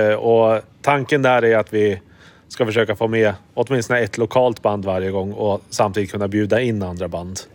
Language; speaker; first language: Swedish; native; Swedish